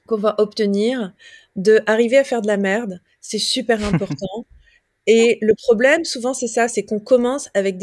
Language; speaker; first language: French; native; French